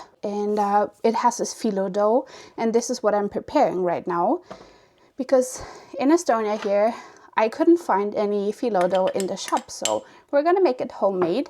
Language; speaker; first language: English; non-native, fluent; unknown